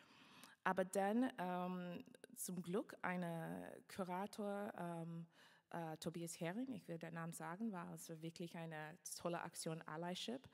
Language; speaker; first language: German; non-native, fluent; English